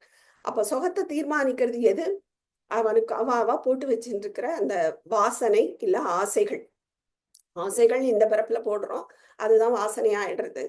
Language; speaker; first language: Tamil; native; Tamil